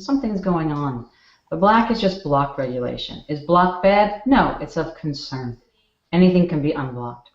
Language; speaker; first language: English; native; English